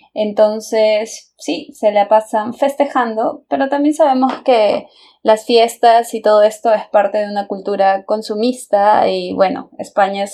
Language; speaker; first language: Spanish; native; Spanish